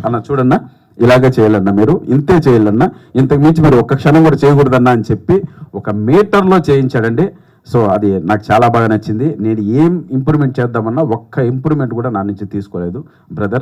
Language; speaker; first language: Telugu; native; Telugu